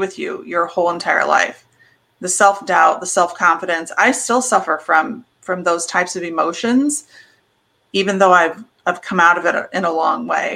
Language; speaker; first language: English; native; English